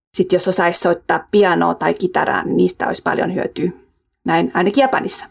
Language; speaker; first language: Finnish; early bilingual, heritage; Finnish